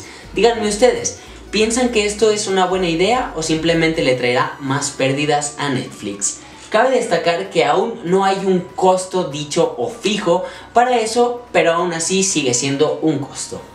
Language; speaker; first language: Spanish; native; Spanish